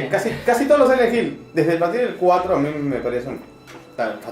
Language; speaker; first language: Spanish; native; Spanish